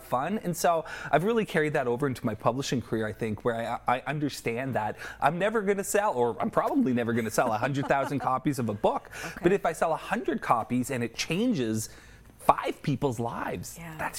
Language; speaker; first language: English; native; English